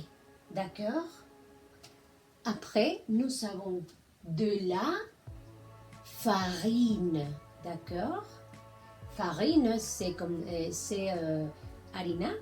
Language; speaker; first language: French; non-native, learner; Spanish